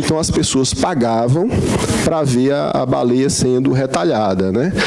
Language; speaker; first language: Portuguese; native; Portuguese